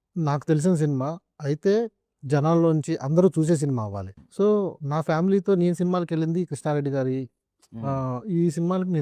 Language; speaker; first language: Telugu; native; Telugu